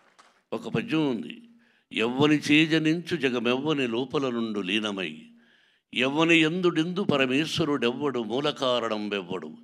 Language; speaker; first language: Telugu; native; Telugu